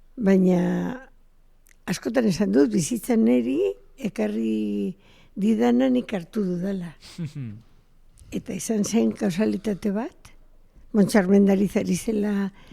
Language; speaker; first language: Basque; non-native, local second language; Spanish